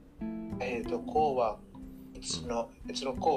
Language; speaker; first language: Japanese; non-native, learner; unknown